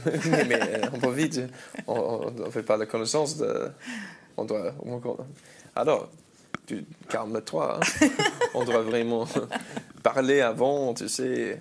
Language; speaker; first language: French; non-native, learner; English